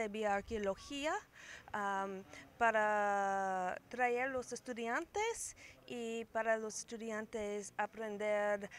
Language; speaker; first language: Spanish; non-native, learner; English